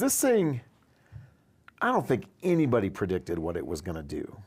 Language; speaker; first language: English; native; English